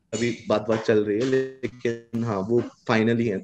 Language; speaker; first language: Hindi; native; Hindi